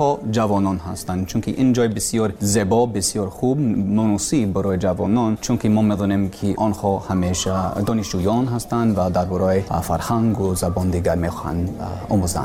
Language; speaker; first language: Persian; non-native, learner; English